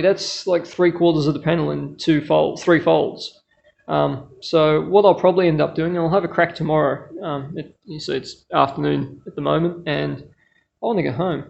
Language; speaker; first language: English; native; English